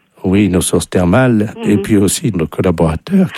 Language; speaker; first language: French; native; French